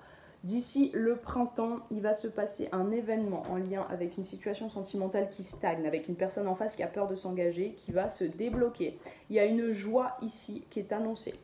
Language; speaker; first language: French; native; French